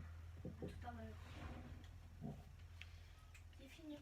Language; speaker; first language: French; native; French